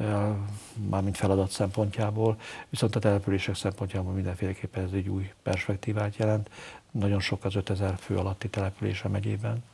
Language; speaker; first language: Hungarian; native; Hungarian